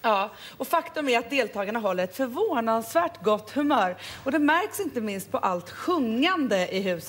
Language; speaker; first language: Swedish; native; Swedish